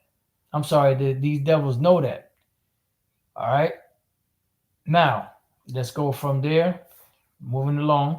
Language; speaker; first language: English; native; English